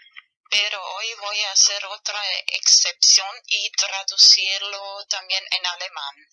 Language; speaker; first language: Spanish; non-native, fluent; German